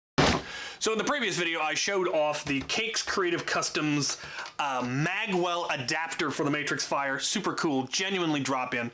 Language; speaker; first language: English; native; English